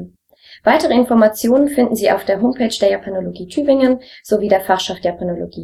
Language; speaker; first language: German; native; German